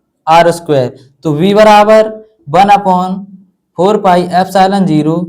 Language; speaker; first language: Hindi; native; Hindi